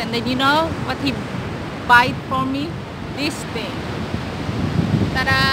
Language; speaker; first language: English; non-native, learner; Indonesian